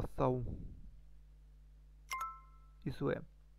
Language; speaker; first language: Portuguese; non-native, learner; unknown